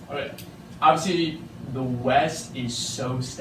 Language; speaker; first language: English; native; English